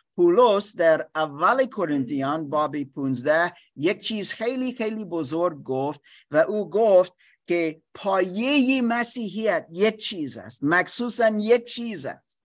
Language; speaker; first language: Persian; non-native, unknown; English